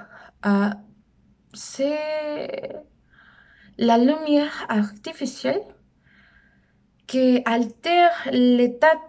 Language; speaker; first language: French; non-native, learner; Spanish